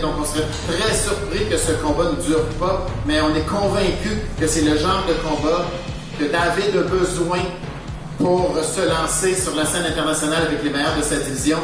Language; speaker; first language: French; native; French